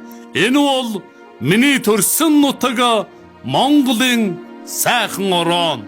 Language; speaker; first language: Mongolian; non-native, local second language; Kazakh